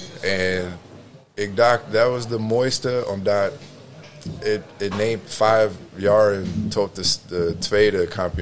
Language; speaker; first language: Dutch; non-native, learner; English